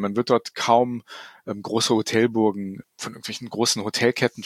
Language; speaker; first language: German; native; German